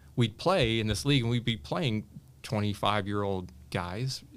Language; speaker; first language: English; native; English